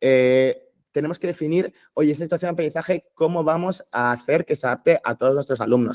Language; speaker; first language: Spanish; native; Spanish